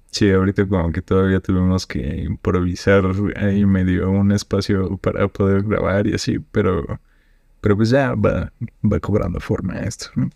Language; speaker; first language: Spanish; native; Spanish